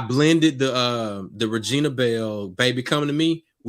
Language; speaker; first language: English; native; English